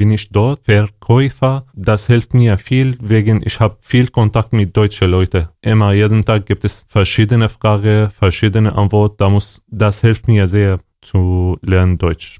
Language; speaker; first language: German; non-native, learner; Arabic